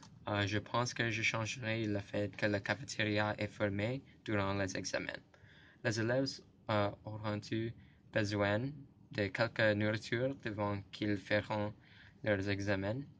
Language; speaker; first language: French; non-native, learner; English